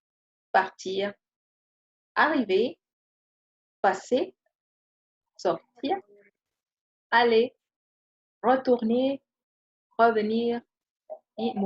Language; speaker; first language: French; non-native, fluent; Spanish